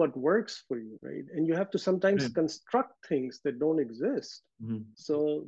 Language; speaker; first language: English; non-native, local second language; Urdu